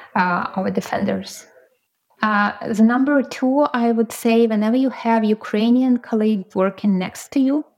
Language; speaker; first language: English; non-native, fluent; Ukrainian